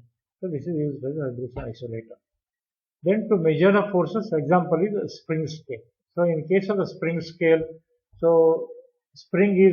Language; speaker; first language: English; non-native, local second language; Kannada